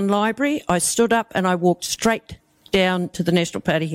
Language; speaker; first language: English; native; English